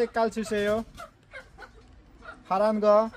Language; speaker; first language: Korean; non-native, learner; Nepali